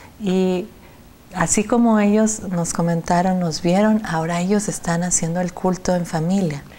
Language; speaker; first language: Spanish; native; Spanish